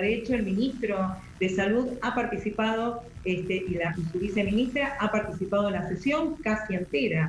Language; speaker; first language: Spanish; native; Spanish